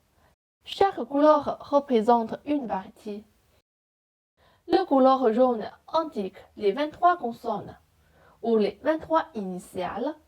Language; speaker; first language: French; non-native, fluent; Chinese